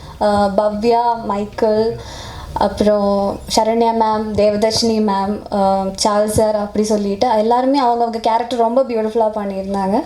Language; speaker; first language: Tamil; non-native, fluent; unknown